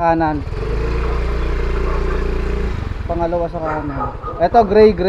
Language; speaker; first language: Filipino; native; Filipino